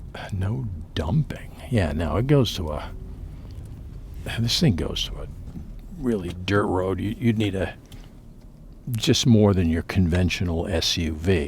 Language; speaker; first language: English; native; English